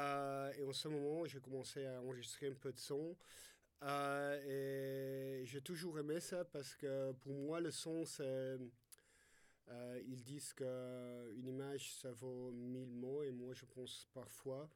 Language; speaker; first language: French; non-native, fluent; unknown